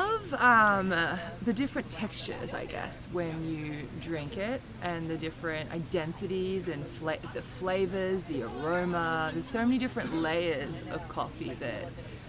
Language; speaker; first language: English; native; English